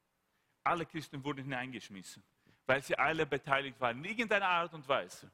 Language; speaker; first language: German; non-native, fluent; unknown